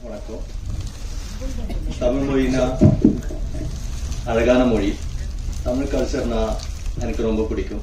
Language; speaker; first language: Tamil; non-native, fluent; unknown